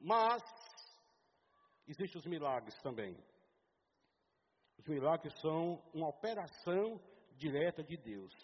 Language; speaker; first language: Portuguese; native; Portuguese